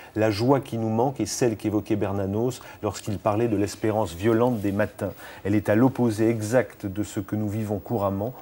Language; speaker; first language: French; native; French